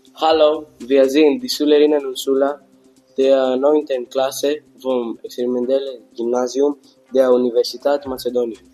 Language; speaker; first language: German; non-native, learner; Greek